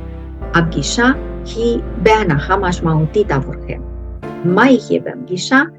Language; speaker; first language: Hebrew; native; Hebrew